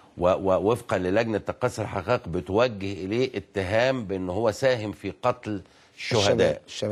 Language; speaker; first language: Arabic; native; Arabic